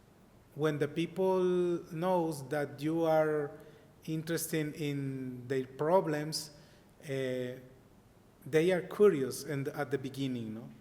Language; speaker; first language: English; non-native, learner; Spanish